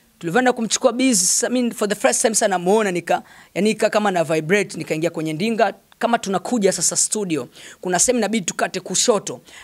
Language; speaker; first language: Swahili; native; Swahili